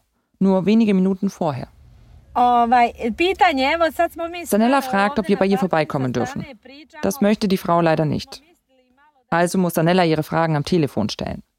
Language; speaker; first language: German; native; German